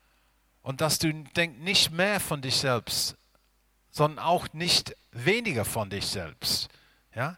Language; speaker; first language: German; non-native, fluent; English